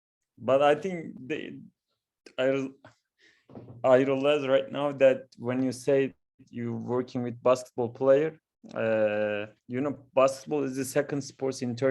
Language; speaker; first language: English; non-native, learner; Turkish